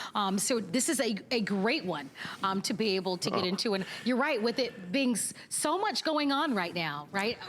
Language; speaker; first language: English; native; English